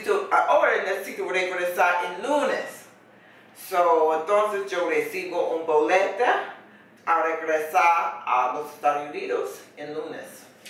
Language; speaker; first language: Spanish; non-native, learner; English